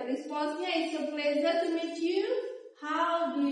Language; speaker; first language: English; non-native, fluent; Indonesian